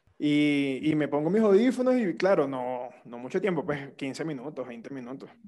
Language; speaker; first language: Spanish; native; Spanish